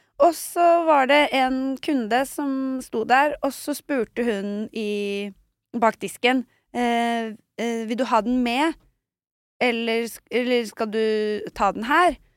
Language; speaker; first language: Norwegian; native; Norwegian